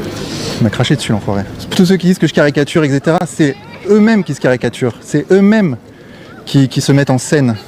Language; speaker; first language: French; native; French